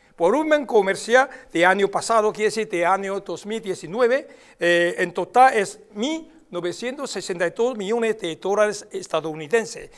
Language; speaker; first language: Spanish; non-native, fluent; Chinese